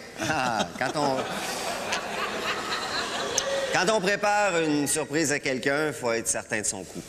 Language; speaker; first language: French; native; French